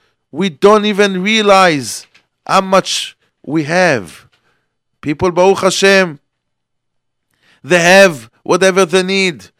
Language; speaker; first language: English; non-native, fluent; Hebrew